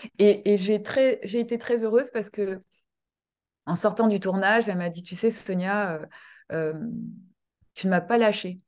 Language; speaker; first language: French; early bilingual, other home language; Kinyarwanda